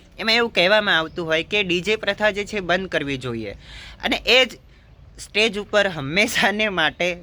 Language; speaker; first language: Gujarati; non-native, local second language; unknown